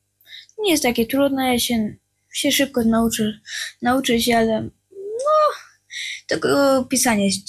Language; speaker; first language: Polish; early bilingual, heritage; Polish